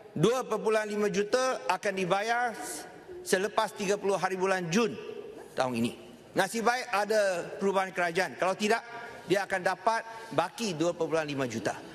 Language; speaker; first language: Malay; non-native, local second language; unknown